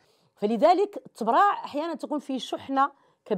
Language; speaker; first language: Arabic; native; Arabic